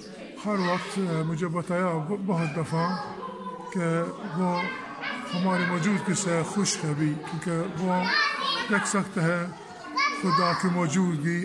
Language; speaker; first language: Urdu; non-native, learner; Maltese